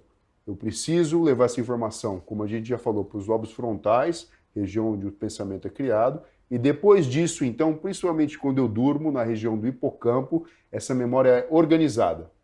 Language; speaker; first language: Portuguese; native; Portuguese